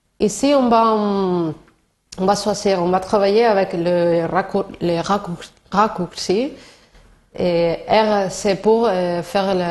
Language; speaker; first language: French; non-native, learner; Spanish